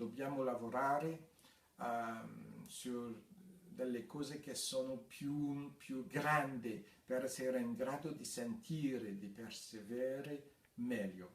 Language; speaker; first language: Italian; non-native, fluent; French